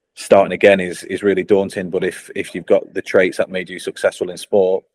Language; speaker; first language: English; native; English